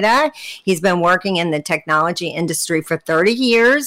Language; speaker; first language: English; native; English